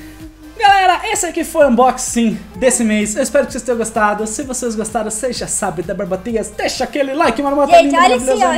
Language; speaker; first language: Portuguese; native; Portuguese